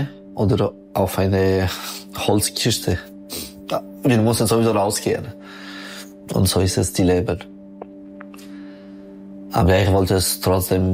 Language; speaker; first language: German; non-native, local second language; French